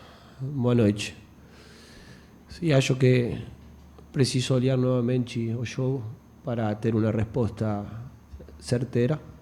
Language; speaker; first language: Portuguese; non-native, fluent; Spanish